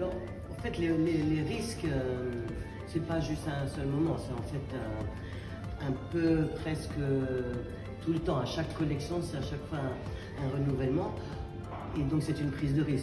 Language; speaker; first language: French; native; French